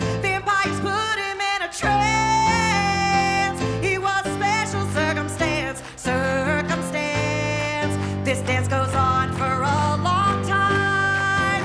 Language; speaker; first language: English; native; English